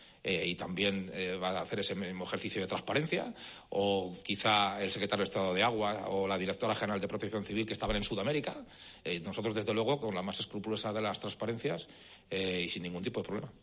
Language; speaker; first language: Spanish; native; Spanish